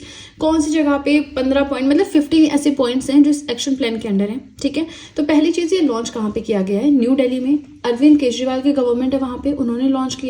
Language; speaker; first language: Hindi; native; Hindi